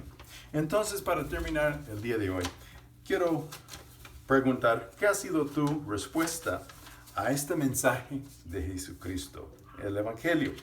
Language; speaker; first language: Spanish; non-native, fluent; English